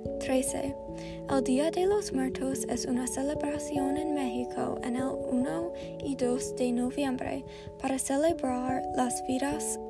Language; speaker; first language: Spanish; non-native, learner; English